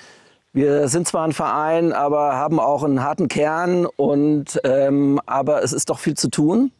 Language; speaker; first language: German; native; German